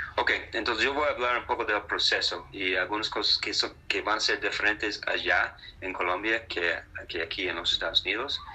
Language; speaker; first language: Spanish; non-native, fluent; English